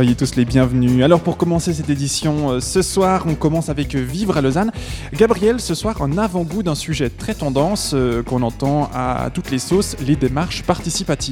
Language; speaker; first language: French; native; French